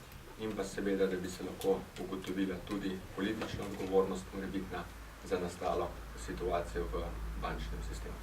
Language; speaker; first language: Slovenian; native; Slovenian